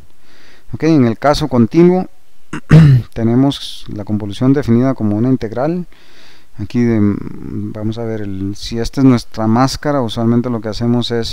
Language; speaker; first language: Spanish; native; Spanish